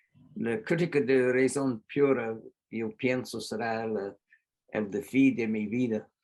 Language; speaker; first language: Spanish; non-native, fluent; English